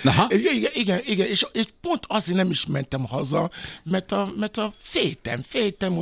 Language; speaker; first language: Hungarian; non-native, fluent; Yoruba